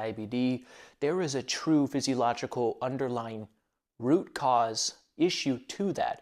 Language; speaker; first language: English; native; English